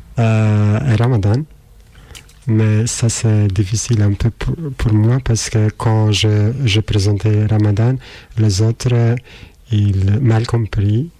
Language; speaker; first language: French; non-native, learner; Albanian